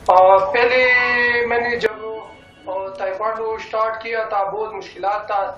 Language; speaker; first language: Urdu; non-native, local second language; Pashto